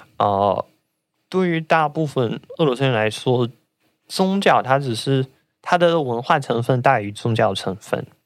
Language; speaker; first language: Chinese; non-native, fluent; Russian